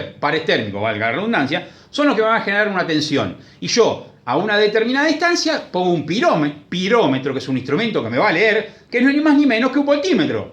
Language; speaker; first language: Spanish; native; Spanish